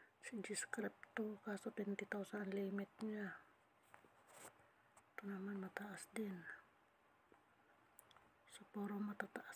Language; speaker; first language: Filipino; native; Filipino